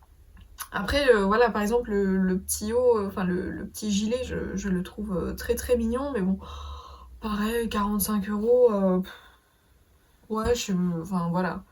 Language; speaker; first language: French; native; French